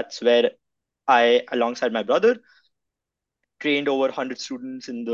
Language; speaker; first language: English; non-native, local second language; Hindi